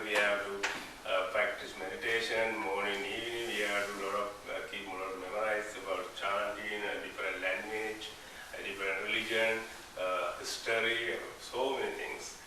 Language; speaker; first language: English; non-native, learner; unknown